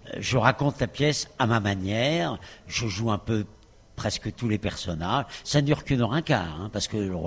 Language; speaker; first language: French; native; French